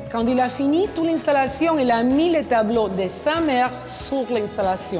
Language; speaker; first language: French; non-native, fluent; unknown